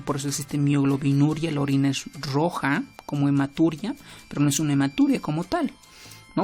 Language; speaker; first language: Spanish; native; Spanish